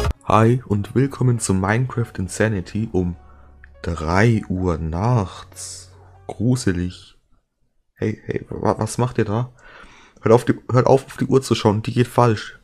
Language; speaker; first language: German; native; German